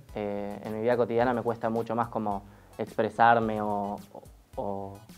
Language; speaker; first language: Spanish; native; Spanish